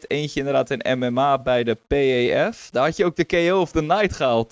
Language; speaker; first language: Dutch; native; Dutch